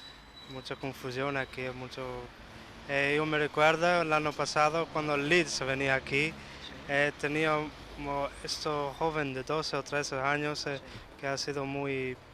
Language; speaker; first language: Spanish; non-native, learner; Italian